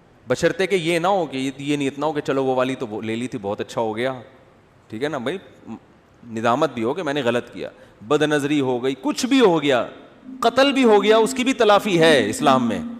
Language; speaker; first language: Urdu; native; Urdu